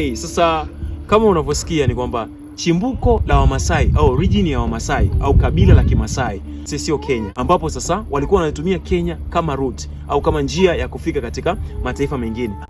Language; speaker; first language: Swahili; native; Swahili